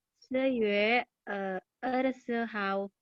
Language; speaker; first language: Chinese; non-native, learner; Indonesian